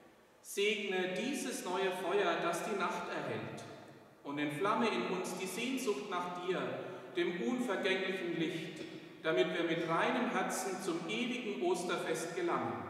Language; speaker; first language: German; native; German